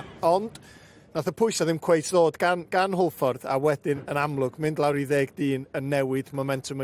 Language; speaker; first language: Welsh; native; Welsh